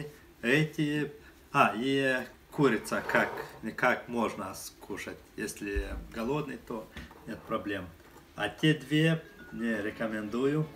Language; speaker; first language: Russian; non-native, fluent; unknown